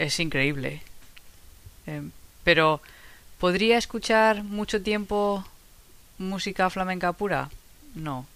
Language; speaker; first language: Spanish; non-native, fluent; English